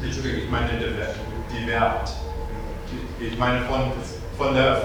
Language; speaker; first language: German; non-native, fluent; English